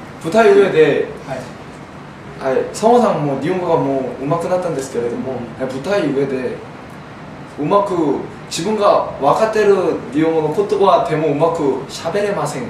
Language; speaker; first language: Japanese; non-native, learner; Korean